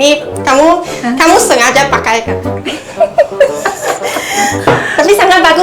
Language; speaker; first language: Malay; non-native, local second language; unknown